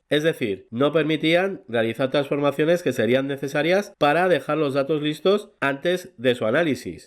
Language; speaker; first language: Spanish; native; Spanish